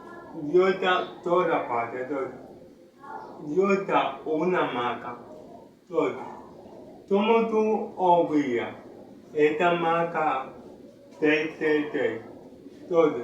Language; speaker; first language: Spanish; non-native, learner; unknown